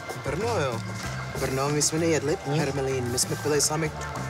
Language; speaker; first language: Czech; non-native, fluent; English